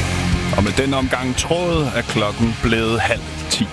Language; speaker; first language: Danish; native; Danish